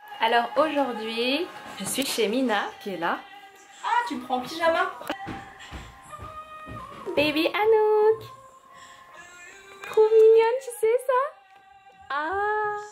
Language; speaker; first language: French; non-native, learner; Thai